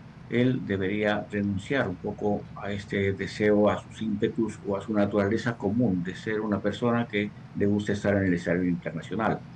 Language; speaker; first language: Spanish; native; Spanish